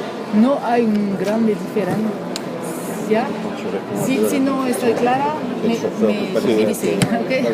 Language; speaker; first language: Spanish; non-native, learner; French